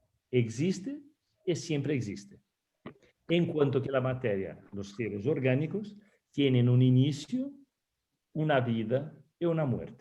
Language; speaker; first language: Spanish; non-native, fluent; Portuguese